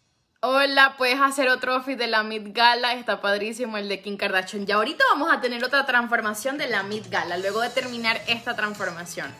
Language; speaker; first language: Spanish; native; Spanish